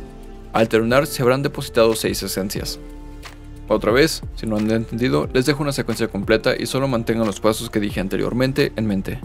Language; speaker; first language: Spanish; native; Spanish